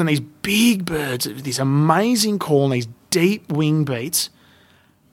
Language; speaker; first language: English; native; English